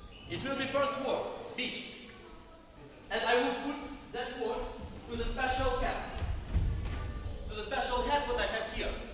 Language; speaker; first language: English; non-native, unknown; Ukrainian